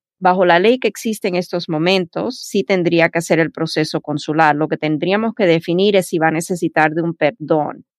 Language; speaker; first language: Spanish; early bilingual, heritage; Spanish